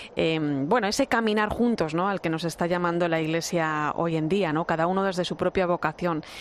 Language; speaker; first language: Spanish; native; Spanish